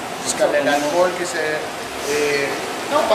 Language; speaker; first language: French; non-native, learner; Spanish